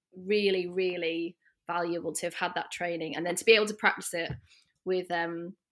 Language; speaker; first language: English; native; English